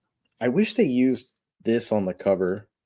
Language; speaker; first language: English; native; English